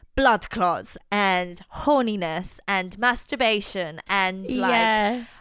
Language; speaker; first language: English; non-native, fluent; Polish